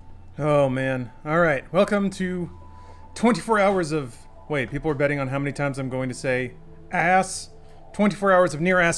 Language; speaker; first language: English; native; English